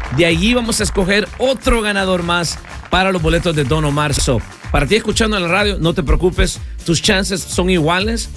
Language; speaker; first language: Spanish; early bilingual, heritage; Spanish